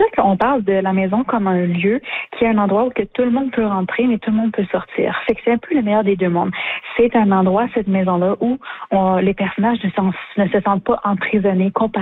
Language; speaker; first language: French; native; French